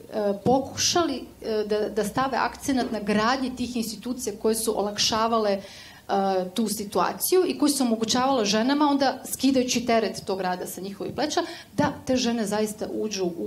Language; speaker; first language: Serbian; native; Serbian